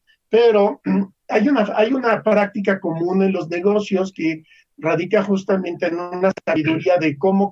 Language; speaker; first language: Spanish; native; Spanish